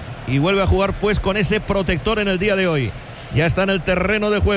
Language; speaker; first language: Spanish; native; Spanish